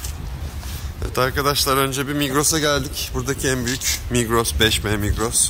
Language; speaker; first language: Turkish; native; Turkish